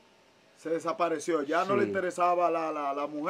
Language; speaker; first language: Spanish; native; Spanish